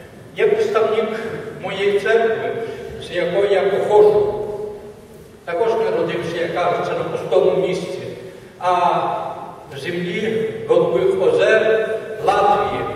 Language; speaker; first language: Ukrainian; non-native, fluent; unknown